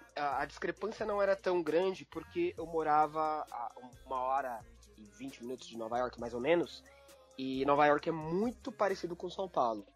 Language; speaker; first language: Portuguese; native; Portuguese